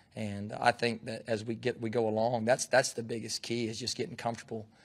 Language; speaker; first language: English; native; English